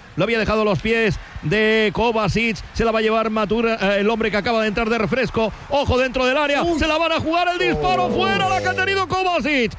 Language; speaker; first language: Spanish; native; Spanish